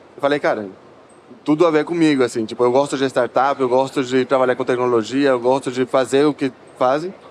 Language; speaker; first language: Portuguese; non-native, fluent; Spanish